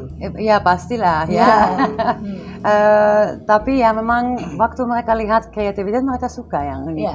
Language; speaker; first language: Indonesian; non-native, fluent; Dutch